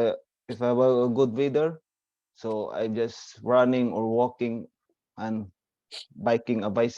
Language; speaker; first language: English; non-native, learner; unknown